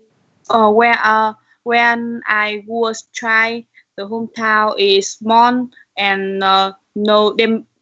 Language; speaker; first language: English; non-native, learner; Vietnamese